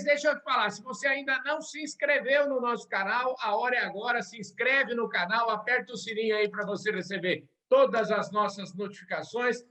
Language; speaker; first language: Portuguese; native; Portuguese